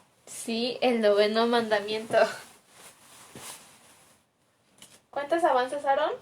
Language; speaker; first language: Spanish; native; Spanish